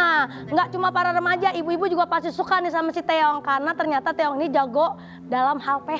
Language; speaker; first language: Indonesian; native; Indonesian